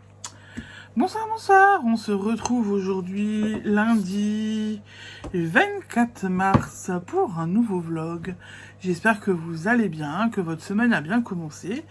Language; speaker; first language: French; native; French